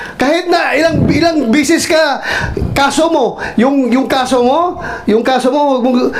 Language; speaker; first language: Filipino; non-native, local second language; Cebuano